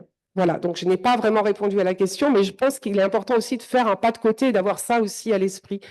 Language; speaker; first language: French; native; French